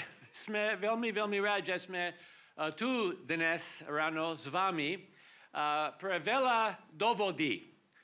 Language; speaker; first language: Slovak; non-native, learner; English